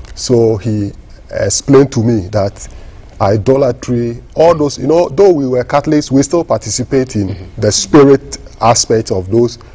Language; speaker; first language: English; non-native, local second language; Ewe